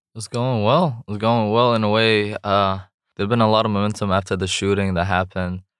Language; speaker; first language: English; non-native, fluent; Arabic